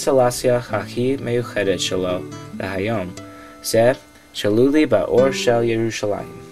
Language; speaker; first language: Hebrew; non-native, learner; English